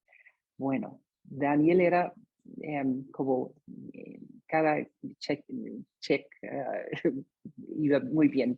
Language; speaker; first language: Spanish; non-native, fluent; English